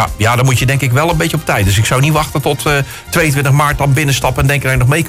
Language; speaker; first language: Dutch; native; Dutch